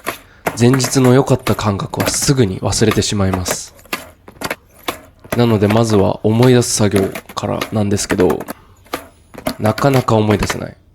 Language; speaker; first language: Japanese; native; Japanese